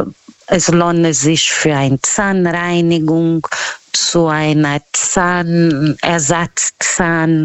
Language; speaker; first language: German; non-native, fluent; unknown